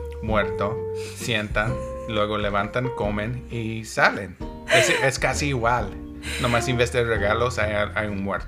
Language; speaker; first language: Spanish; non-native, learner; English